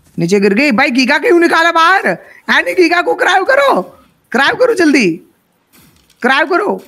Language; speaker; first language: Hindi; native; Hindi